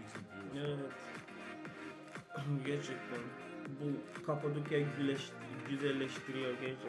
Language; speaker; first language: Turkish; non-native, learner; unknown